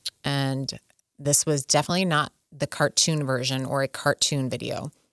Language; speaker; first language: English; native; English